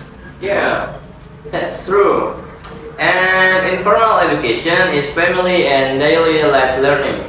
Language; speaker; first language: English; non-native, learner; Indonesian